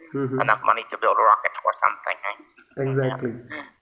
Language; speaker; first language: English; native; English